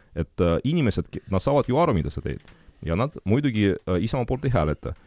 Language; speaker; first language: Estonian; non-native, local second language; Russian